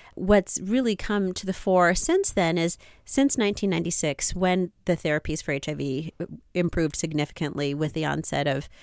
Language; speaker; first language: English; native; English